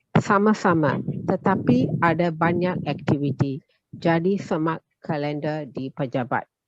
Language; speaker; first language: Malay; non-native, learner; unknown